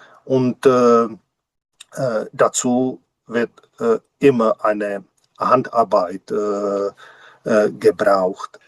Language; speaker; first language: German; non-native, learner; Czech